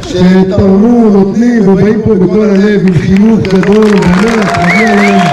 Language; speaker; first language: Hebrew; native; Hebrew